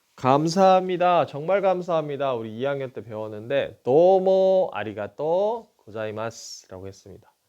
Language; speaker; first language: Korean; native; Korean